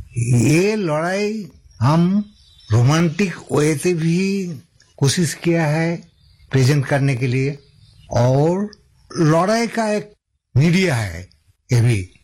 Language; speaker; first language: Hindi; non-native, local second language; Santali